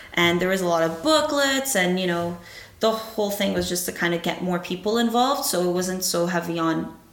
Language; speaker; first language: English; early bilingual, other home language; Arabic